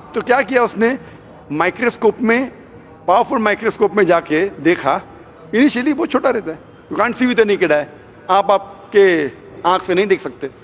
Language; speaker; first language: Hindi; non-native, local second language; Konkani